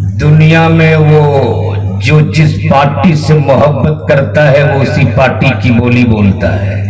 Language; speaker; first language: Hindi; native; Hindi